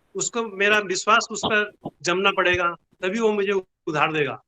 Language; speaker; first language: Hindi; non-native, local second language; Bangla